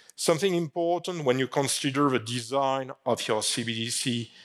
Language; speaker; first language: English; non-native, fluent; French